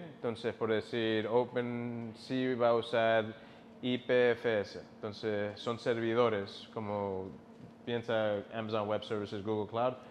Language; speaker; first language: Spanish; early bilingual, heritage; Spanish